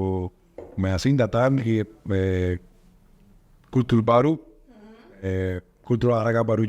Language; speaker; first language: Indonesian; non-native, learner; Spanish